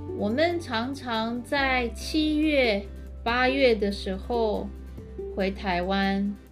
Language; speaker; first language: Chinese; early bilingual, heritage; Chinese